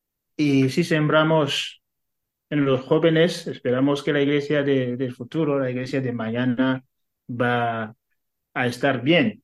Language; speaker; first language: Spanish; non-native, fluent; Kinyarwanda